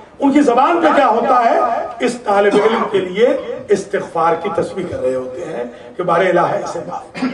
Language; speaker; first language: Urdu; native; Urdu